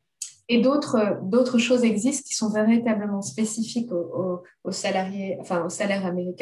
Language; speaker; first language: French; native; French